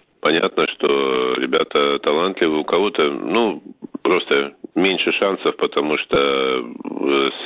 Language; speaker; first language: Russian; native; Russian